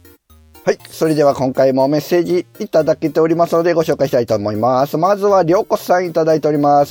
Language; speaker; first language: Japanese; native; Japanese